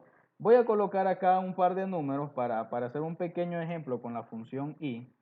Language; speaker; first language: Spanish; native; Spanish